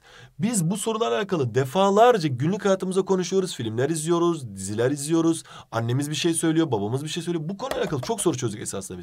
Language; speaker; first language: Turkish; native; Turkish